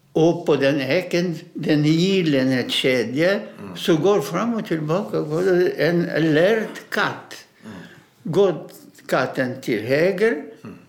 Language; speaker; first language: Swedish; non-native, fluent; Russian